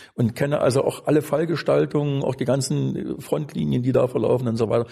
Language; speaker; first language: German; native; German